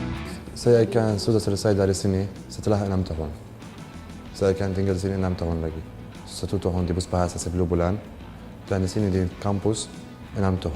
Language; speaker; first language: Indonesian; non-native, learner; Arabic